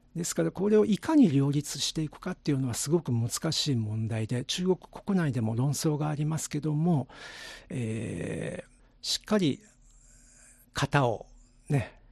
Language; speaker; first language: Japanese; native; Japanese